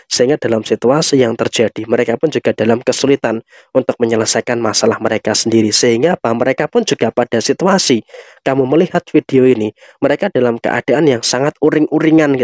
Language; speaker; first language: Indonesian; native; Indonesian